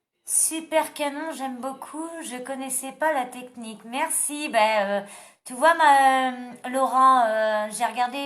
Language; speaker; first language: French; native; French